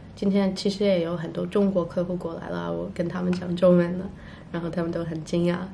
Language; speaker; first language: Chinese; non-native, fluent; English